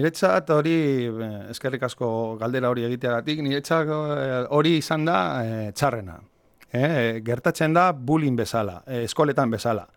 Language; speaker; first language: Basque; non-native, local second language; Spanish